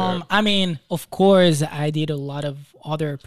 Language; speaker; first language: English; non-native, fluent; Spanish